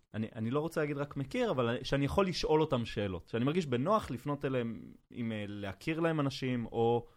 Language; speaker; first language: Hebrew; non-native, fluent; French